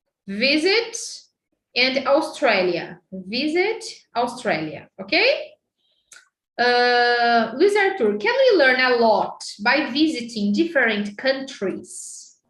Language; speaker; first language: English; non-native, fluent; Portuguese